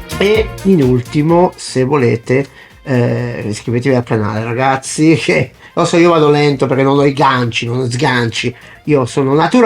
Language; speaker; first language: Italian; native; Italian